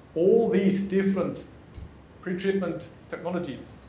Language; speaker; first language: English; non-native, fluent; German